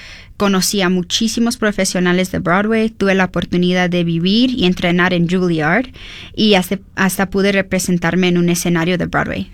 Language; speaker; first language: Spanish; early bilingual, heritage; Spanish